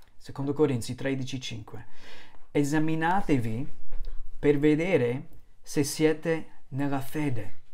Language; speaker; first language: Italian; non-native, fluent; English